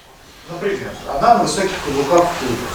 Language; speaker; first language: Russian; native; Russian